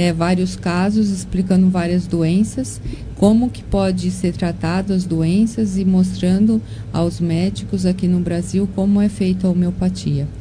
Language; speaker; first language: Portuguese; native; Portuguese